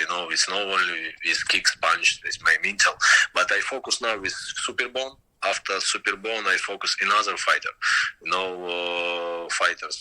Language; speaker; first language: English; non-native, learner; Russian